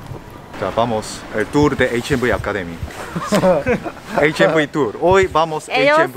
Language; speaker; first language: Spanish; non-native, learner; Korean